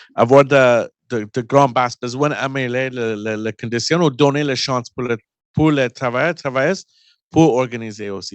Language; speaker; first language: French; non-native, learner; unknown